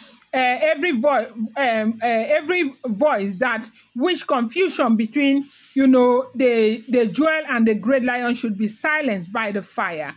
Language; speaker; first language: English; non-native, local second language; Yoruba